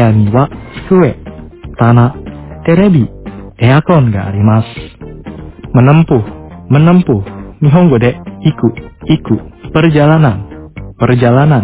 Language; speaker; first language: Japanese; non-native, fluent; Indonesian